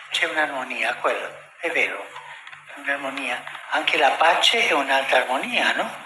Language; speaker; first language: Italian; non-native, fluent; Spanish